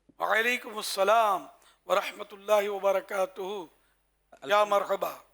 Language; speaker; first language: Urdu; non-native, local second language; Memoni